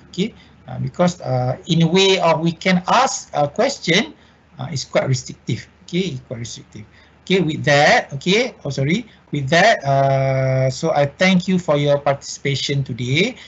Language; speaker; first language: English; non-native, local second language; Malay